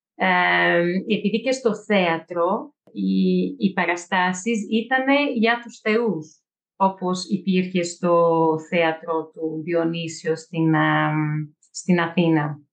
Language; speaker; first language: Greek; non-native, fluent; Portuguese